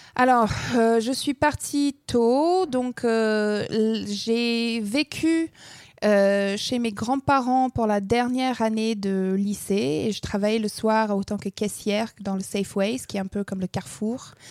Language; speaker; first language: French; non-native, fluent; English